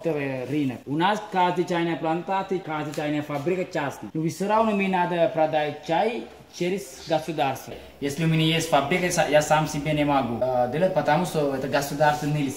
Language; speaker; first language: Russian; non-native, learner; Sinhala